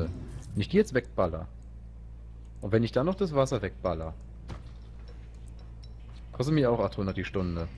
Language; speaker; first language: German; native; German